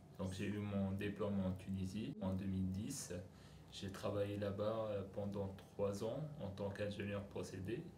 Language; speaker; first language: French; non-native, local second language; Arabic